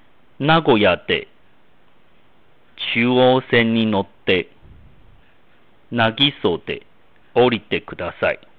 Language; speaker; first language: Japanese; non-native, fluent; Chinese